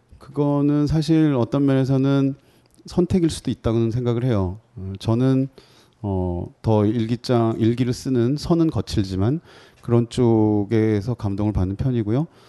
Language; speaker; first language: Korean; native; Korean